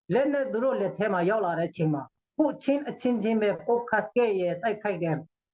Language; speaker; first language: Burmese; non-native, local second language; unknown